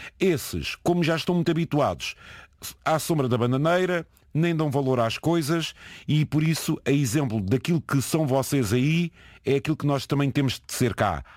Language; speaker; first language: Portuguese; native; Portuguese